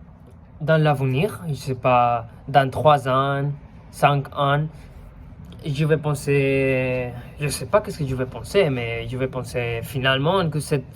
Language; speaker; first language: French; non-native, fluent; Spanish